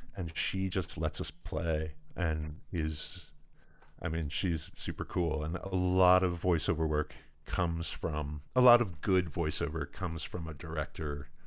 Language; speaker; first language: English; native; English